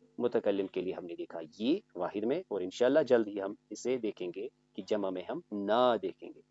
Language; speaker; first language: Urdu; native; Urdu